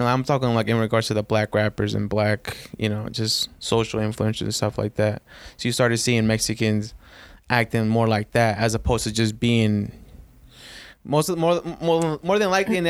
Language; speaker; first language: English; early bilingual, other home language; Spanish